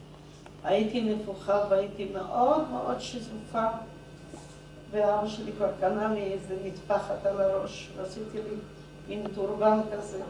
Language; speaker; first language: Hebrew; non-native, fluent; Hungarian